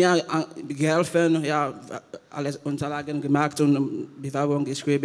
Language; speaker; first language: German; non-native, learner; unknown